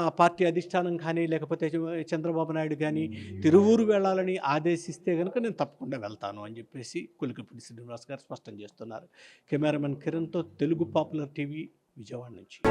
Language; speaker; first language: Telugu; native; Telugu